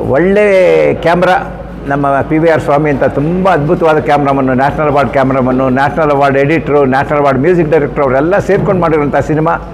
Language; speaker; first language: Kannada; non-native, local second language; Konkani